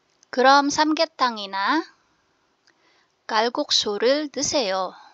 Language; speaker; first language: Korean; non-native, fluent; Filipino